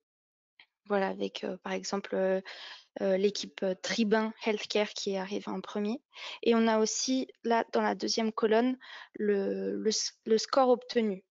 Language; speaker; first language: French; native; French